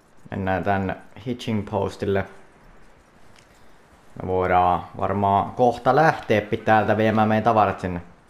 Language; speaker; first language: Finnish; native; Finnish